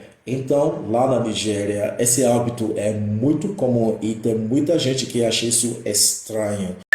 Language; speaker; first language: Portuguese; non-native, fluent; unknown